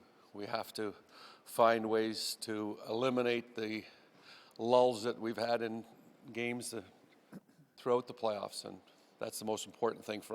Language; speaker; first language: English; native; English